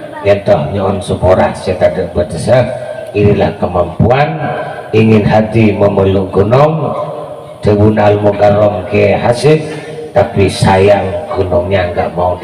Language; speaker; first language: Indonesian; non-native, local second language; Madurese